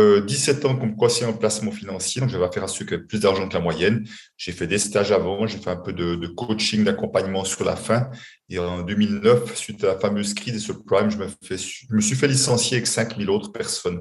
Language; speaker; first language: French; native; French